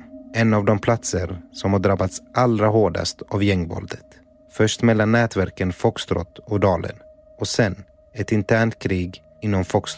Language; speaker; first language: Swedish; native; Swedish